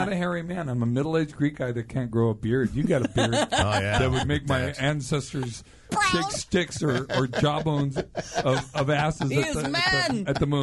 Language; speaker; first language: English; native; English